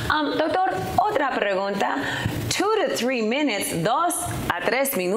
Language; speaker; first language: Spanish; non-native, learner; English